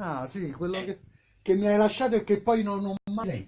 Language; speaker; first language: Italian; native; Italian